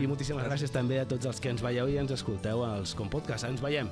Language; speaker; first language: Catalan; native; Catalan